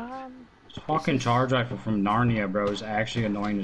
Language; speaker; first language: English; native; English